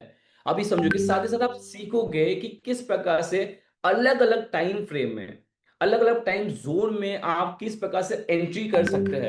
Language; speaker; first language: Hindi; native; Hindi